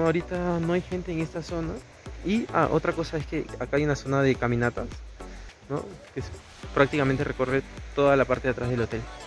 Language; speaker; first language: Spanish; native; Spanish